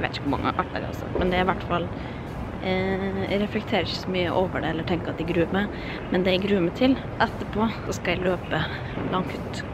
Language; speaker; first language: Norwegian; native; Norwegian